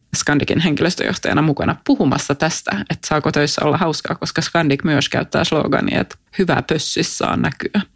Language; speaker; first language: Finnish; non-native, local second language; Swedish